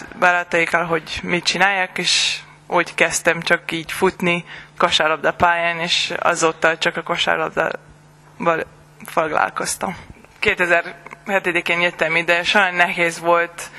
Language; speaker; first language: Hungarian; non-native, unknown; Serbian